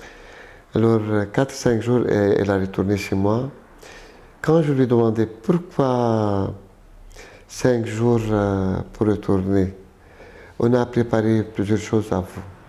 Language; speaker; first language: French; non-native, local second language; Arabic